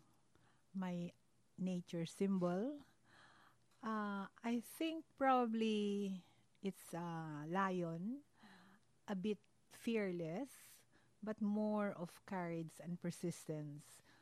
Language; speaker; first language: English; non-native, local second language; Hiligaynon